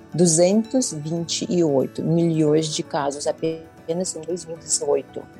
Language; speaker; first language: Portuguese; non-native, fluent; Russian